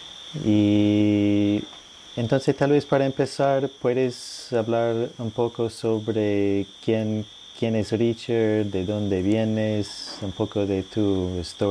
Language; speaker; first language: Spanish; non-native, fluent; English